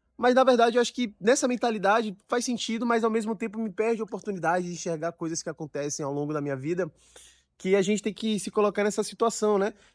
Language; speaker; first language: Portuguese; native; Portuguese